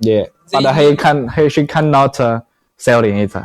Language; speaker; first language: English; non-native, learner; Chinese